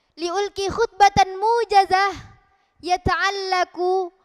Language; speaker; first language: Arabic; non-native, learner; Indonesian